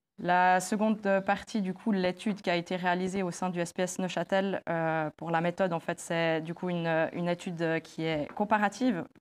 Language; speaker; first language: French; native; French